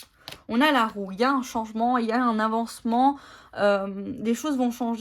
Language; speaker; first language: French; native; French